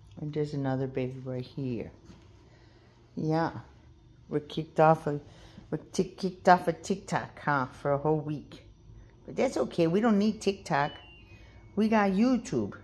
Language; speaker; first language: English; native; English